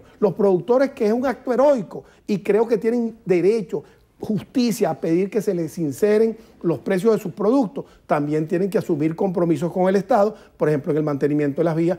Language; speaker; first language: Spanish; native; Spanish